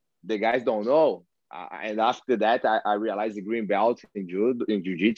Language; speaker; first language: English; non-native, learner; Portuguese